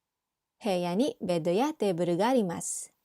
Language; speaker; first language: Japanese; non-native, learner; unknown